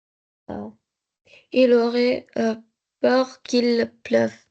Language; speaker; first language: French; non-native, learner; Arabic